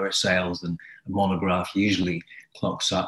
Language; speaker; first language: English; native; English